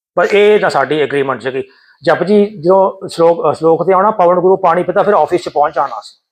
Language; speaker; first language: Punjabi; early bilingual, heritage; Punjabi